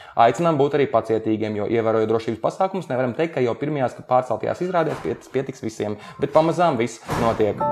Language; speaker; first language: Latvian; non-native, local second language; Russian